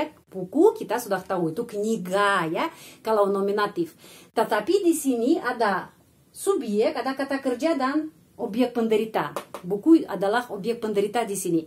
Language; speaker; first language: Indonesian; non-native, fluent; Russian